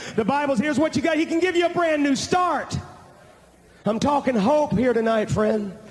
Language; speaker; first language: English; native; English